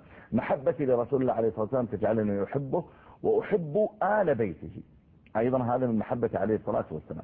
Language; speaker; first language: Arabic; native; Arabic